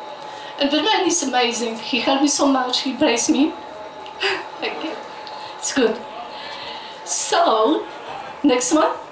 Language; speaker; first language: English; non-native, fluent; Polish